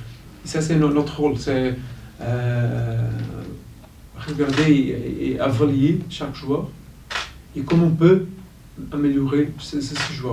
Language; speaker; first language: French; non-native, fluent; Portuguese